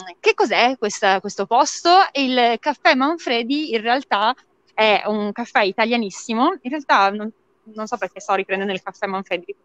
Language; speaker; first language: Italian; native; Italian